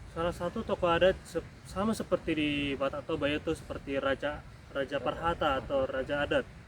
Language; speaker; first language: Indonesian; native; Indonesian